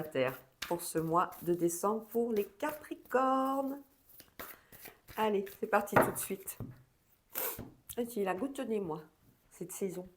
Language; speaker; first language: French; native; French